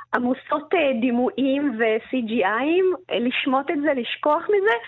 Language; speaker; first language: Hebrew; early bilingual, other home language; Russian